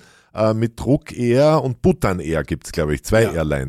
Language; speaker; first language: German; native; German